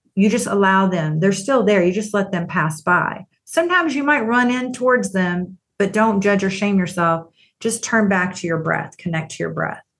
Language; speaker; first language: English; native; English